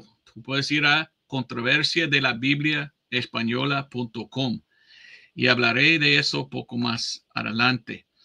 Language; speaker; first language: Spanish; non-native, fluent; English